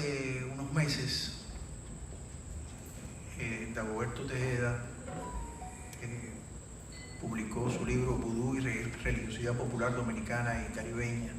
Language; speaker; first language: Spanish; native; Spanish